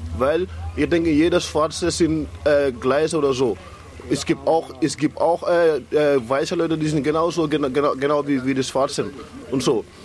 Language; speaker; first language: German; non-native, learner; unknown